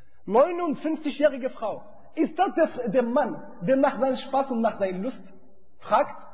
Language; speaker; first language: German; non-native, fluent; Arabic